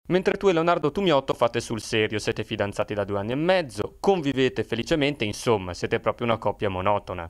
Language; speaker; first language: Italian; native; Italian